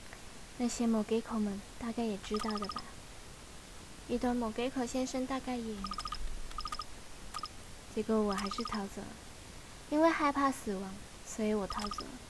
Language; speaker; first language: Chinese; native; Chinese